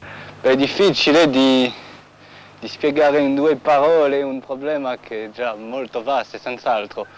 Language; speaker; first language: Italian; non-native, fluent; French